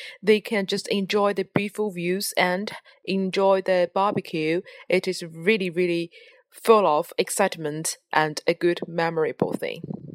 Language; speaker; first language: English; non-native, fluent; Chinese